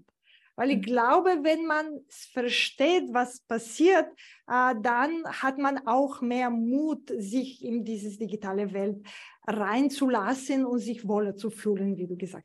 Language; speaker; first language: German; non-native, fluent; Bulgarian